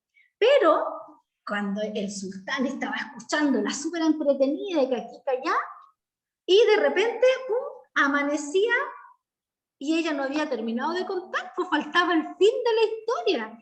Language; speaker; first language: Spanish; native; Spanish